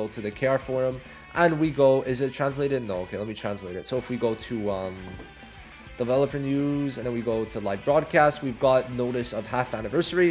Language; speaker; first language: English; native; English